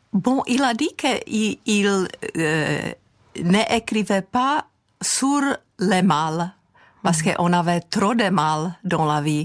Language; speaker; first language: French; non-native, fluent; Czech